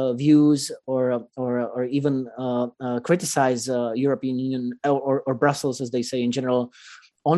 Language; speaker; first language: English; non-native, fluent; Czech